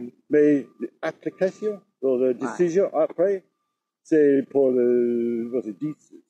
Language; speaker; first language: French; non-native, learner; English